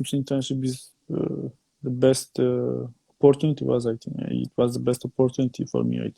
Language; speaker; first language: English; non-native, fluent; Turkish